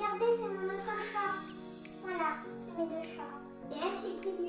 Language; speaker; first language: French; native; French